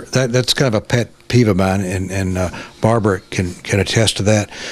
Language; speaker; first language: English; native; English